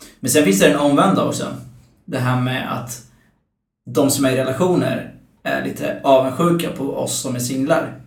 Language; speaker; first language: Swedish; early bilingual, other home language; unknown